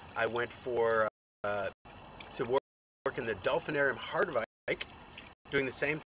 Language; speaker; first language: English; native; English